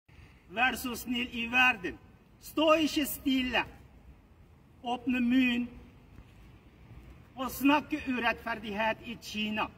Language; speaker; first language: Norwegian; non-native, learner; Uyghur